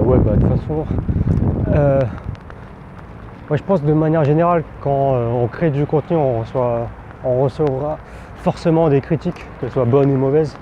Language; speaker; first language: French; native; French